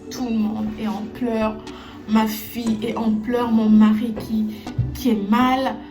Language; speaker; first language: French; non-native, local second language; Lingala